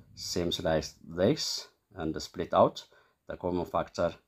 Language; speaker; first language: English; non-native, local second language; Amharic